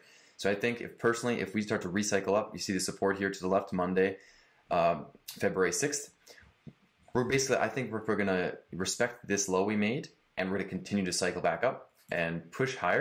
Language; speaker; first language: English; native; English